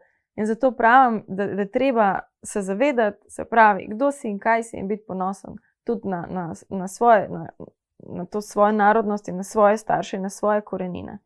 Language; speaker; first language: Slovenian; early bilingual, other home language; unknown